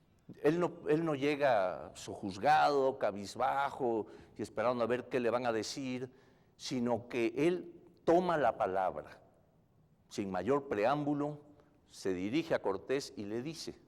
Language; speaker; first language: Spanish; native; Spanish